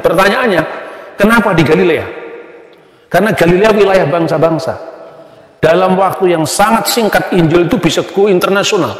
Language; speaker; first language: Indonesian; native; Indonesian